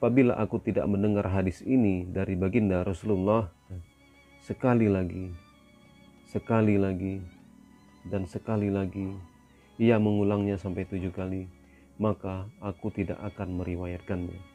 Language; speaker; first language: Indonesian; native; Indonesian